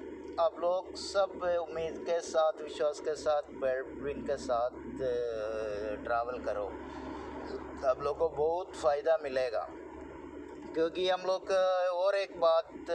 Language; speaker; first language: Hindi; non-native, local second language; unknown